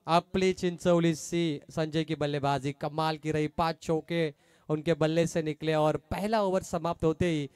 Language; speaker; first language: Hindi; non-native, local second language; Marathi